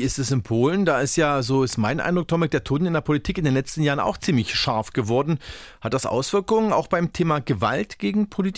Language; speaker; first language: German; native; German